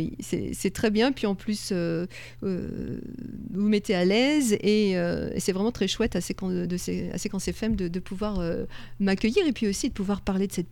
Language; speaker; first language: French; native; French